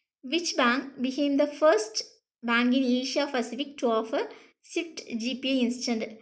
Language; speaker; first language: English; non-native, local second language; Tamil